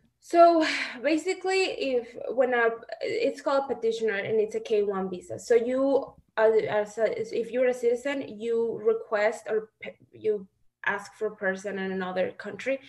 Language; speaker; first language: English; non-native, fluent; Spanish